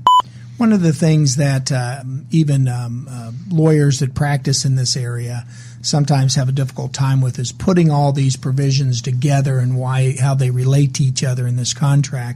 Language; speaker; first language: English; native; English